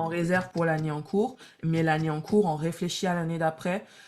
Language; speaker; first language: French; native; French